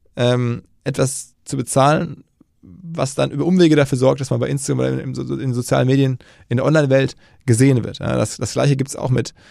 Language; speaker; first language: German; native; German